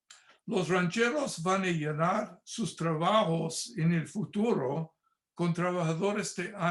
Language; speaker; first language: Spanish; non-native, fluent; English